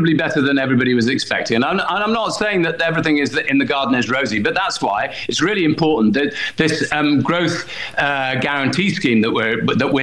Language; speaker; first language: English; native; English